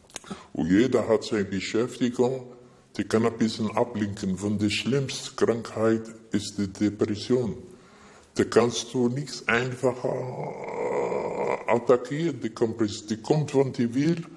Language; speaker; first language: German; non-native, learner; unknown